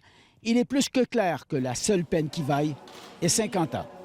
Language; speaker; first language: French; native; French